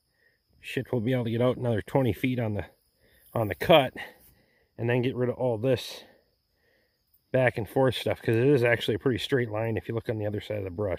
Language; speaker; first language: English; native; English